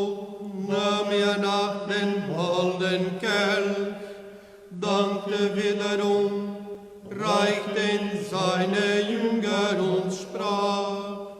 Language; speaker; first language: German; non-native, learner; Portuguese